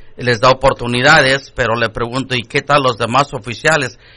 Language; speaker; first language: Spanish; native; Spanish